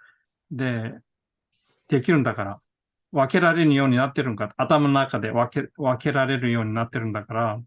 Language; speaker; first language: Japanese; non-native, fluent; Korean